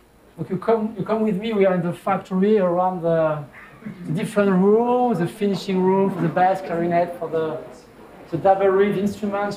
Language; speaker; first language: English; non-native, fluent; French